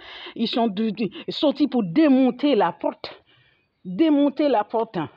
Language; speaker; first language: French; non-native, fluent; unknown